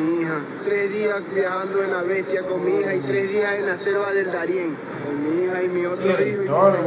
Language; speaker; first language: Spanish; native; Spanish